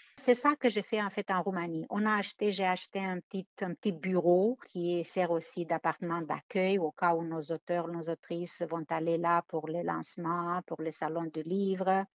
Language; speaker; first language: French; non-native, fluent; Romanian